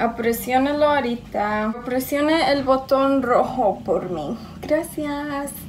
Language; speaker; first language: Spanish; early bilingual, heritage; Spanish